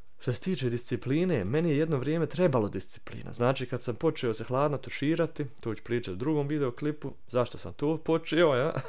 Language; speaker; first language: Serbian; early bilingual, heritage; Croatian